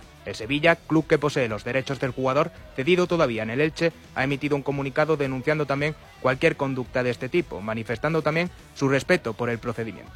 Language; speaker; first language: Spanish; native; Spanish